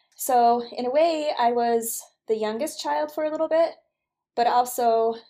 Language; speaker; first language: English; native; English